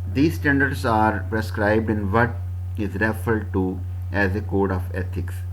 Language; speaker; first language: English; non-native, local second language; Urdu